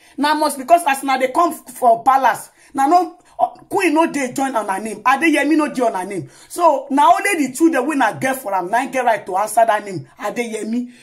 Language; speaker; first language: Nigerian Pidgin; non-native, local second language; Yoruba